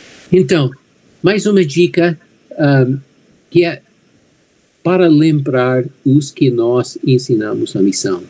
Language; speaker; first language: Portuguese; non-native, fluent; English